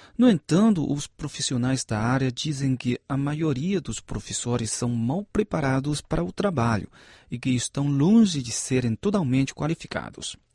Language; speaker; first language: Portuguese; non-native, fluent; Chinese